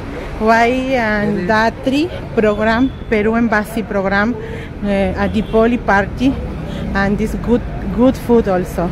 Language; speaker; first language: English; non-native, learner; Spanish